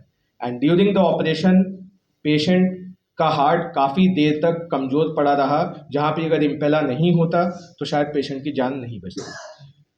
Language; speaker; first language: Hindi; native; Hindi